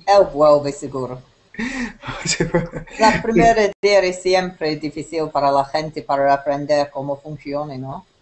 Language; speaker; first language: Spanish; non-native, learner; English